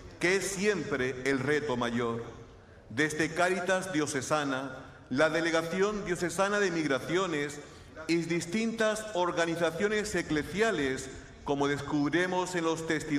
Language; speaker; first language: Spanish; native; Spanish